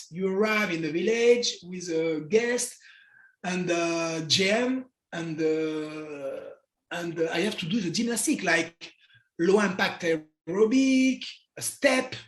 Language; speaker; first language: English; non-native, learner; French